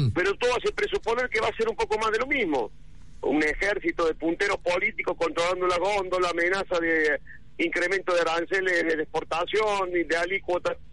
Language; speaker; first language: Spanish; native; Spanish